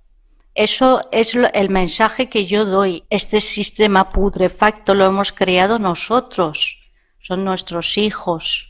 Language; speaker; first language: Spanish; non-native, fluent; Persian